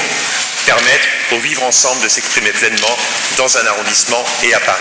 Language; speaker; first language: French; native; French